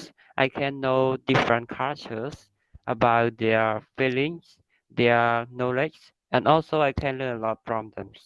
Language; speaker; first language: English; non-native, learner; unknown